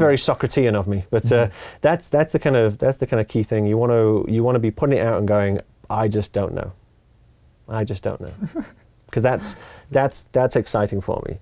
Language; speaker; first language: English; native; English